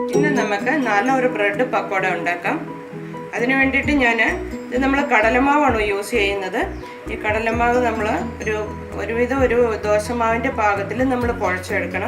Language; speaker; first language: Malayalam; native; Malayalam